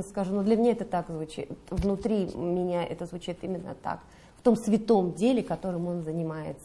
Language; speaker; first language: Russian; native; Russian